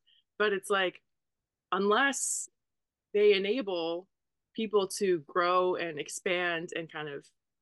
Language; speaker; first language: English; native; English